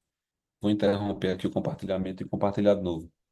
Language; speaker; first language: Portuguese; native; Portuguese